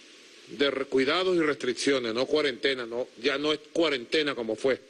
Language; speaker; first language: Spanish; native; Spanish